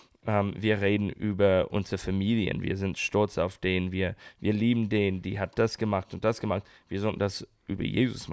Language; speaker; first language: German; non-native, learner; English